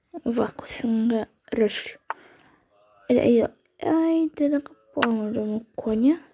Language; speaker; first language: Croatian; early bilingual, heritage; Croatian